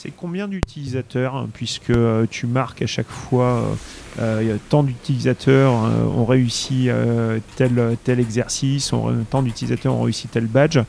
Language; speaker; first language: French; native; French